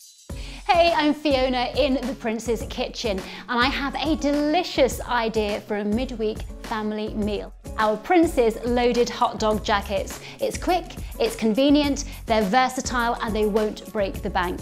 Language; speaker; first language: English; native; English